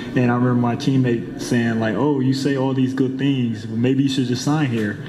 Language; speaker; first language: English; native; English